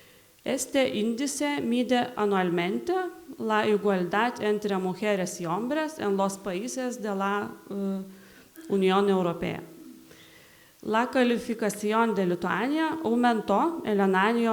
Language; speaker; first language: Spanish; non-native, learner; Lithuanian